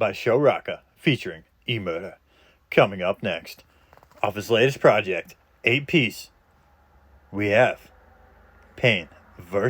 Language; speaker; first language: English; native; English